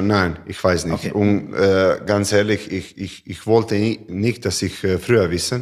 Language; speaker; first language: German; non-native, learner; Serbian